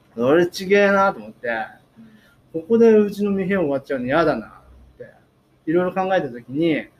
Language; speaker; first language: Japanese; native; Japanese